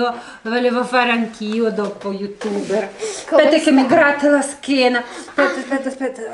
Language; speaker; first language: Italian; early bilingual, other home language; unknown